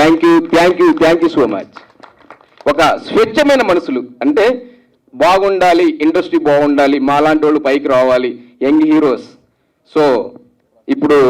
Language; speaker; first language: Telugu; native; Telugu